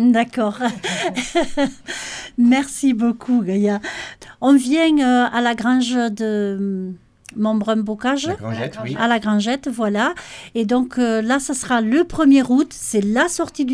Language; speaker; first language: French; native; French